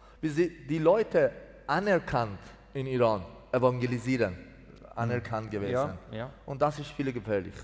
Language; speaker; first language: German; non-native, learner; Persian